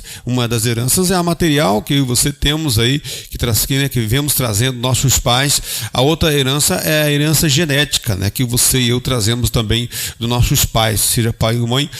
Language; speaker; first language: Portuguese; native; Portuguese